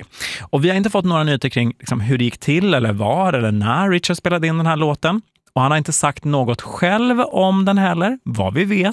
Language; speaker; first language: Swedish; native; Swedish